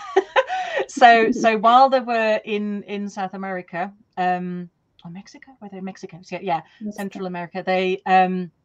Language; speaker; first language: English; non-native, fluent; German